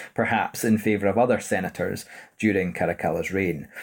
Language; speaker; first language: English; native; English